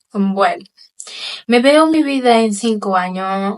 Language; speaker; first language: Spanish; non-native, local second language; Haitian Creole